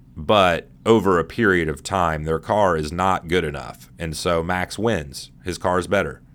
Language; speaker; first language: English; native; English